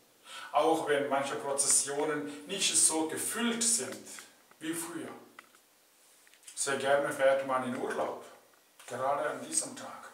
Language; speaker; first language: German; non-native, fluent; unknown